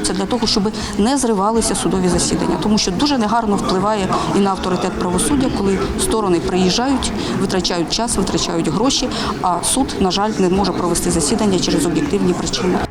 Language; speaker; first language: Ukrainian; native; Ukrainian